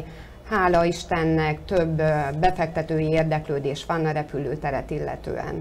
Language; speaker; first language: Hungarian; native; Hungarian